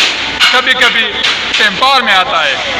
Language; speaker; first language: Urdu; non-native, local second language; Pashto